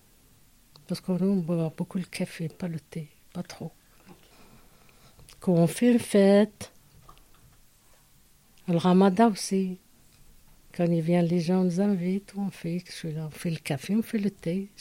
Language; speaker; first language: French; non-native, learner; Arabic